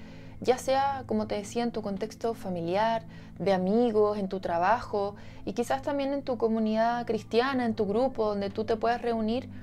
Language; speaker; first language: Spanish; native; Spanish